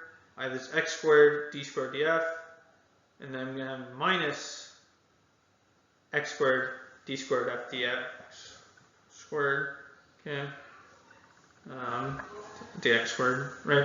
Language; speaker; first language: English; native; English